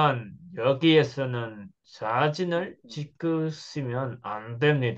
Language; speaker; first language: Korean; non-native, fluent; Vietnamese